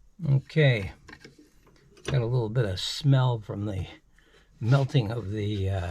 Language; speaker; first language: English; native; English